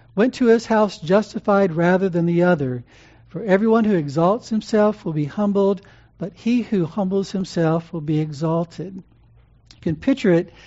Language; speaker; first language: English; native; English